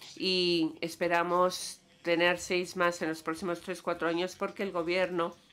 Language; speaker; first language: Spanish; non-native, fluent; Danish